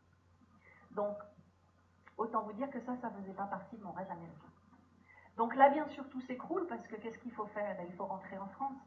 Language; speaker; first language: French; native; French